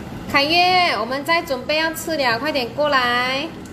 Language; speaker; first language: Chinese; native; Chinese